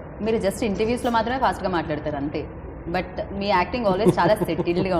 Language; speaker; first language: Telugu; native; Telugu